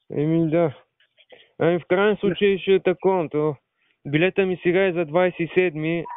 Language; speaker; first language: Bulgarian; non-native, local second language; Turkish